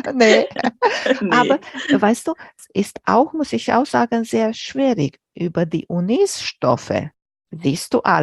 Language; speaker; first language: German; non-native, fluent; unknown